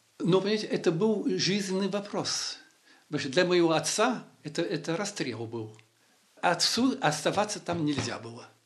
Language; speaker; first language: Russian; early bilingual, heritage; Russian